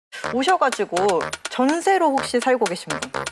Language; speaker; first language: Korean; native; Korean